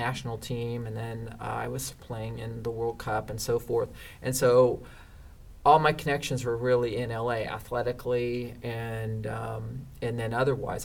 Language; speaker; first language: English; native; English